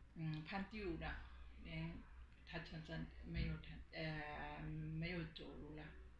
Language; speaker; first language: Chinese; non-native, learner; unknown